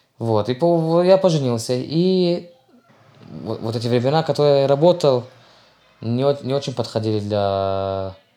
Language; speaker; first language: Russian; early bilingual, heritage; Russian